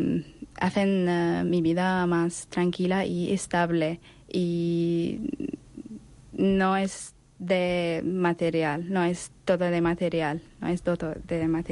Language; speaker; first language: Spanish; non-native, learner; Arabic